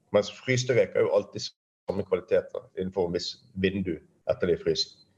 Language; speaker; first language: Norwegian; native; Norwegian